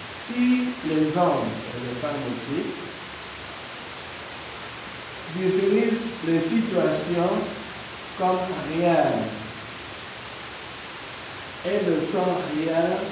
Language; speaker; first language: French; non-native, learner; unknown